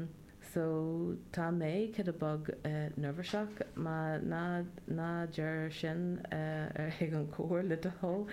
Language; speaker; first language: Irish; non-native, local second language; English